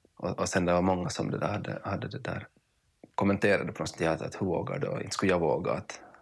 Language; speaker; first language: Swedish; native; Swedish